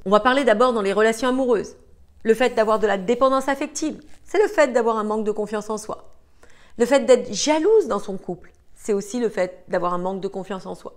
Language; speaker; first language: French; native; French